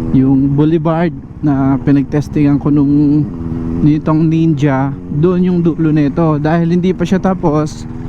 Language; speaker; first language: Filipino; non-native, local second language; Bikol